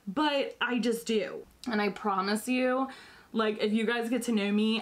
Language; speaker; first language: English; native; English